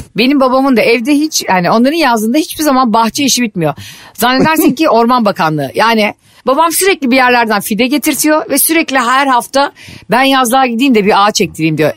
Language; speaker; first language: Turkish; native; Turkish